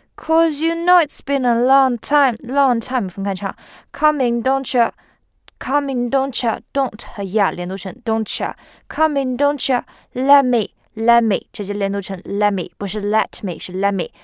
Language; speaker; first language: English; non-native, fluent; Chinese